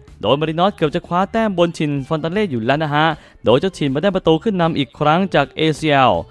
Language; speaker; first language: Thai; native; Thai